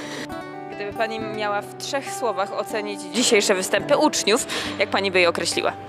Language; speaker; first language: Polish; native; Polish